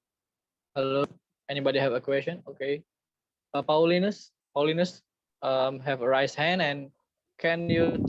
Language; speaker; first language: English; non-native, learner; Indonesian